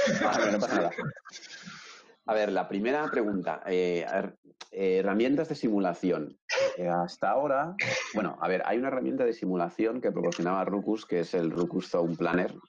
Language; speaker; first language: Spanish; native; Spanish